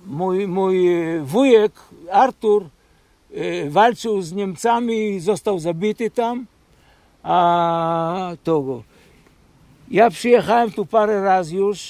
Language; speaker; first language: Polish; early bilingual, heritage; Polish